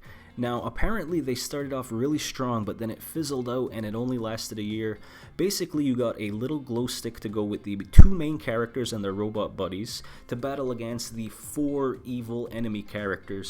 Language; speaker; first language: English; native; English